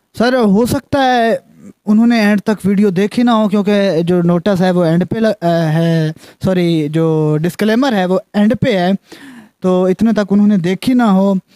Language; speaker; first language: Urdu; non-native, local second language; Punjabi